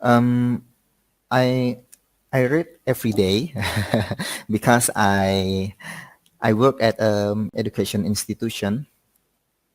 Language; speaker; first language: English; non-native, learner; Indonesian